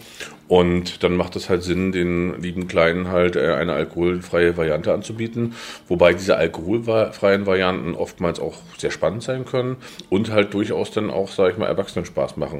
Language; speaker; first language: German; native; German